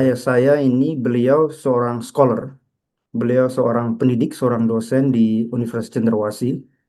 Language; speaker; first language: Indonesian; native; Indonesian